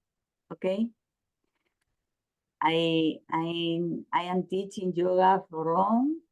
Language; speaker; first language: English; non-native, learner; Spanish